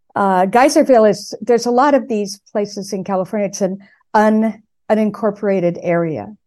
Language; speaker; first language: English; native; English